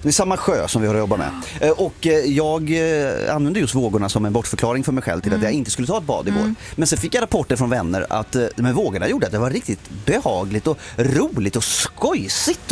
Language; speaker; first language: Swedish; native; Swedish